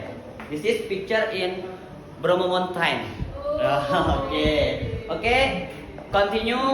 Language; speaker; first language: English; non-native, learner; Indonesian